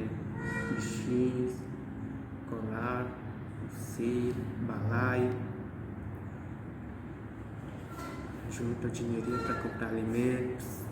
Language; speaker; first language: Portuguese; non-native, local second language; Guarani